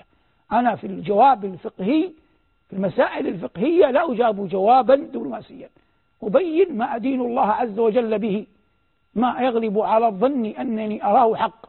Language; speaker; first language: Arabic; native; Arabic